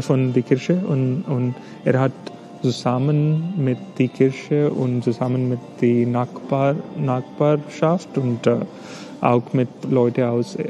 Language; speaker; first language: German; non-native, learner; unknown